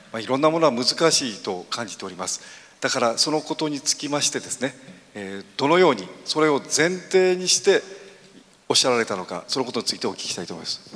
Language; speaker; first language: Japanese; native; Japanese